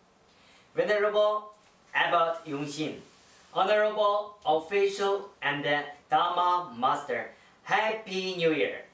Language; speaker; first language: English; non-native, learner; Chinese